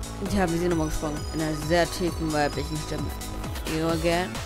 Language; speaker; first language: German; native; German